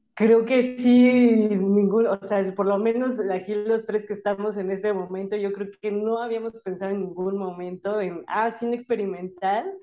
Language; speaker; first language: Spanish; native; Spanish